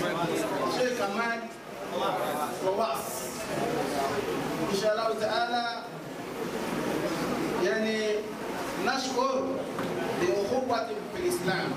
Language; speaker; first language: Arabic; non-native, fluent; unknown